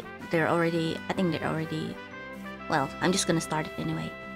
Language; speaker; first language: English; non-native, fluent; Indonesian